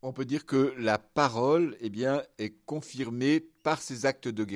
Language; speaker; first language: French; native; French